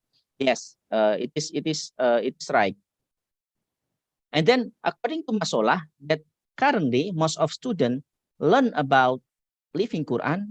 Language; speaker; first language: English; non-native, learner; Indonesian